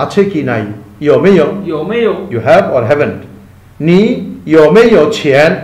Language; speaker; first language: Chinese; non-native, fluent; Bangla